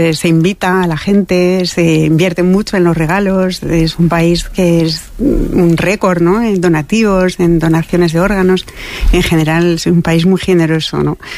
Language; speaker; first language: Spanish; non-native, fluent; French